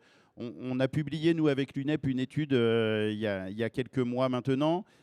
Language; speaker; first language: French; native; French